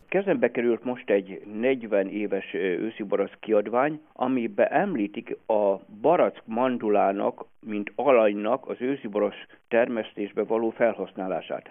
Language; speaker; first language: Hungarian; native; Hungarian